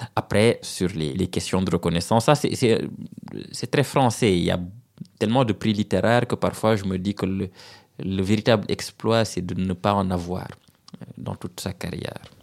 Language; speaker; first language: French; non-native, local second language; Serer